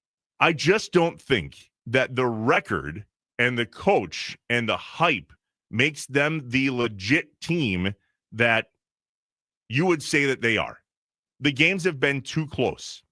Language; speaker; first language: English; native; English